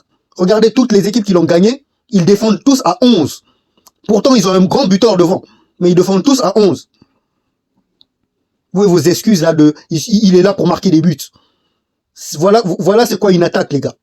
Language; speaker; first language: French; native; French